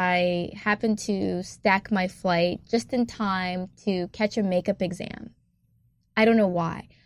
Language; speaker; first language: English; native; English